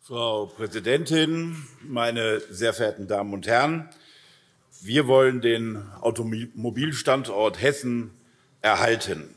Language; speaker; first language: German; native; German